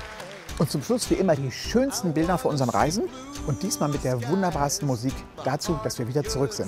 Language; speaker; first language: German; native; German